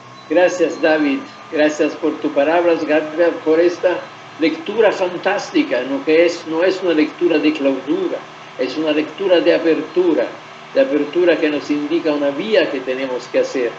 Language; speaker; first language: Spanish; non-native, fluent; Italian